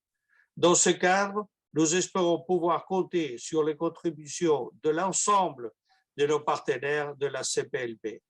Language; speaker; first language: French; non-native, fluent; Portuguese